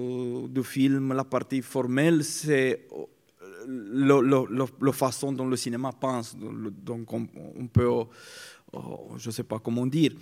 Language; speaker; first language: French; non-native, fluent; Romanian